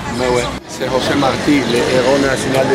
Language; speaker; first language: French; non-native, learner; Spanish